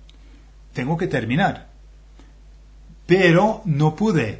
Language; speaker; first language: Spanish; non-native, fluent; English